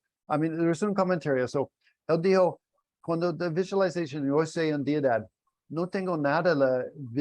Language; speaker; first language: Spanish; non-native, learner; English